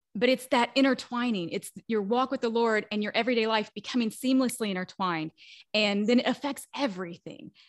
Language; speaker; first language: English; native; English